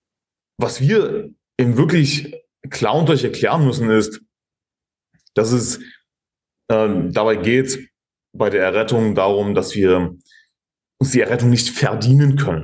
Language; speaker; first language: German; native; German